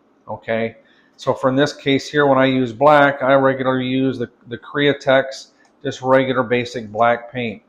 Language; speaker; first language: English; native; English